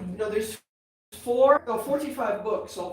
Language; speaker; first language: English; native; English